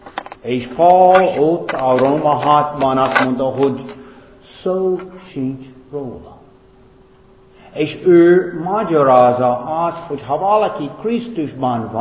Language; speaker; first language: Hungarian; non-native, fluent; English